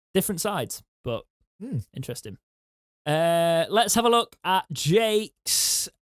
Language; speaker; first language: English; native; English